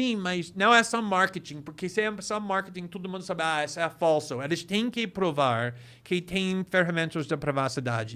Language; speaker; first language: Portuguese; non-native, fluent; English